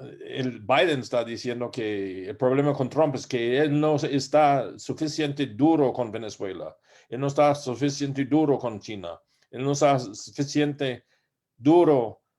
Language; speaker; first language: Spanish; non-native, learner; English